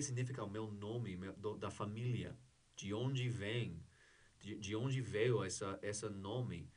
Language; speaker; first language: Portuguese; non-native, learner; English